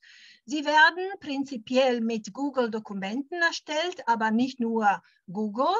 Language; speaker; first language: German; early bilingual, heritage; German